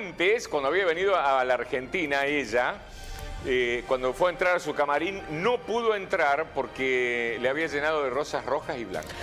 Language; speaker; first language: Spanish; native; Spanish